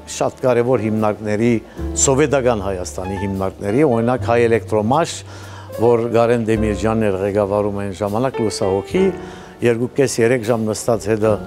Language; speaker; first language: Armenian; early bilingual, heritage; Armenian